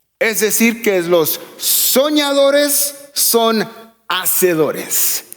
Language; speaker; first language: Spanish; early bilingual, heritage; Spanish